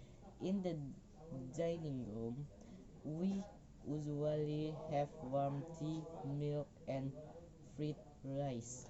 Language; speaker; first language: English; non-native, learner; Indonesian